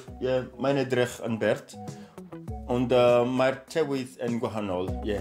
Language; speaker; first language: Welsh; non-native, fluent; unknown